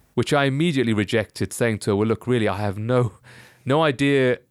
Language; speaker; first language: English; native; English